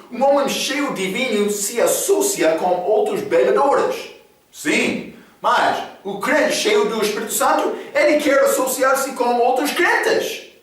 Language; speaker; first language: Portuguese; non-native, fluent; English